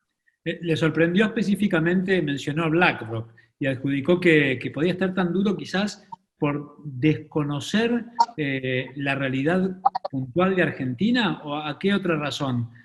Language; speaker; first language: Spanish; native; Spanish